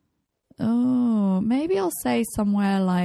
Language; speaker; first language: English; native; English